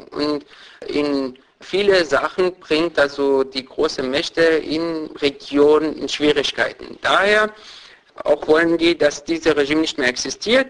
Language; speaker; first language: German; non-native, fluent; Persian